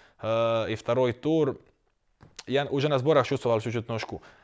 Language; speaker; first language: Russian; non-native, learner; Croatian